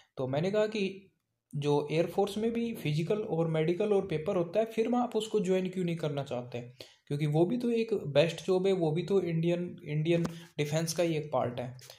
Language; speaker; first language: Hindi; native; Hindi